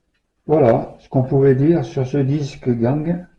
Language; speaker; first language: French; native; French